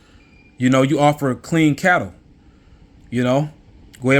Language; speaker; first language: English; native; English